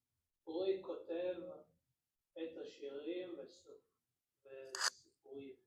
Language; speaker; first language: Hebrew; non-native, learner; English